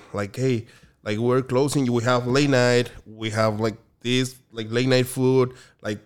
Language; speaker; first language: English; non-native, fluent; Spanish